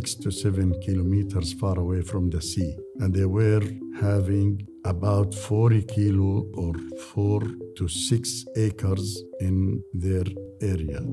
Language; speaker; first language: English; non-native, fluent; Arabic